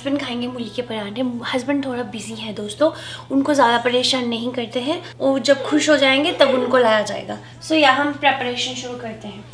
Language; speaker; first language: Hindi; native; Hindi